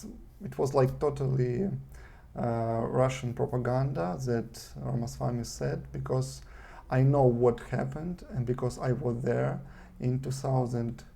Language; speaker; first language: English; non-native, learner; Russian